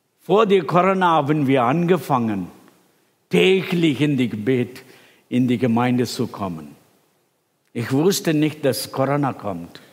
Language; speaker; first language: German; non-native, fluent; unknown